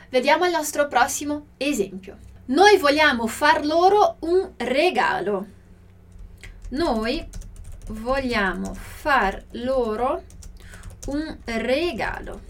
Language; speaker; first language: Italian; non-native, fluent; Portuguese